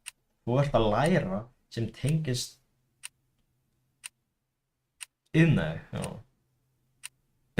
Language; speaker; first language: Icelandic; non-native, learner; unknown